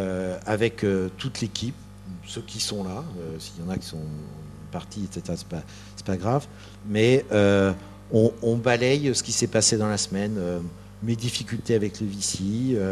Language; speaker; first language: French; native; French